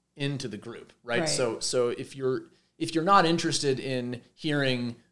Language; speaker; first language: English; native; English